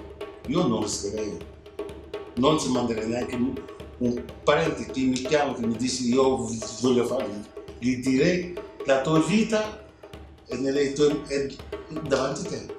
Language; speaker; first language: Italian; non-native, fluent; Wolof